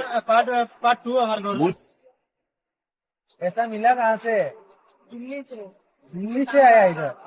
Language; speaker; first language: Hindi; non-native, local second language; Bangla